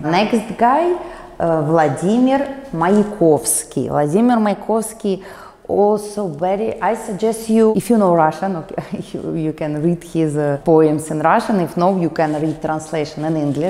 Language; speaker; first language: English; non-native, fluent; Russian